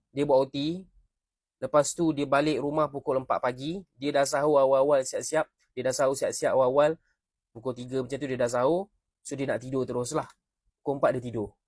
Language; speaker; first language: Malay; native; Malay